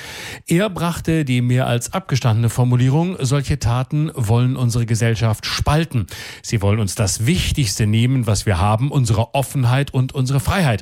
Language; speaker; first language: German; native; German